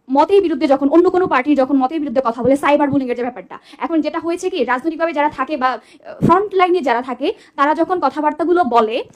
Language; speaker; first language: Bangla; non-native, local second language; Chakma